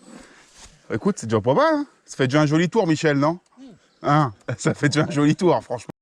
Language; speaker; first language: French; native; French